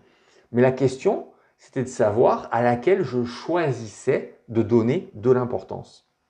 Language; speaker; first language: French; native; French